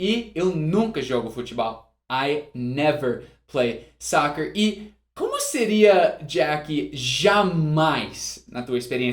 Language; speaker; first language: Portuguese; non-native, fluent; English